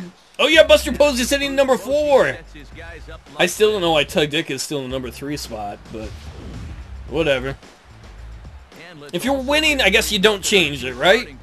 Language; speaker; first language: English; native; English